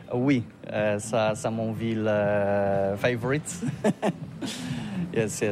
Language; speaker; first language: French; non-native, learner; Polish